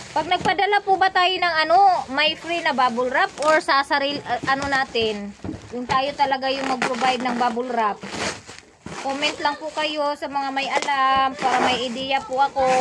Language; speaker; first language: Filipino; non-native, local second language; Cebuano